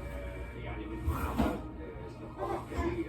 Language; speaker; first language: Arabic; native; Arabic